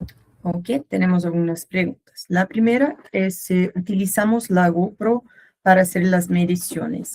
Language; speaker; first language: Spanish; non-native, learner; Portuguese